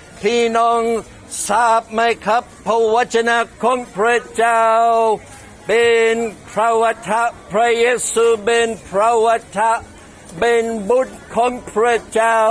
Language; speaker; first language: Thai; non-native, fluent; English